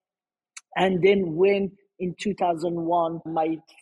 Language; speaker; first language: English; non-native, fluent; Persian